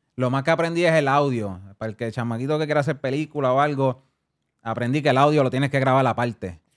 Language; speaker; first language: Spanish; early bilingual, heritage; Spanish